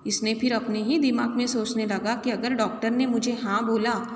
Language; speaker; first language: Hindi; non-native, local second language; Marathi